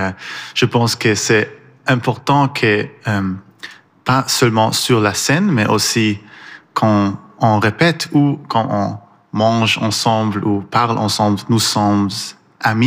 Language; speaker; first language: French; non-native, learner; Persian